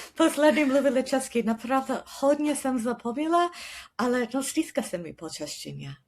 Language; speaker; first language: Czech; non-native, learner; English